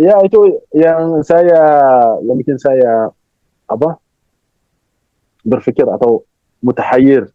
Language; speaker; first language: Indonesian; non-native, fluent; Arabic